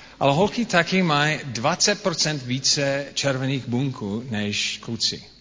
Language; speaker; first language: Czech; non-native, fluent; English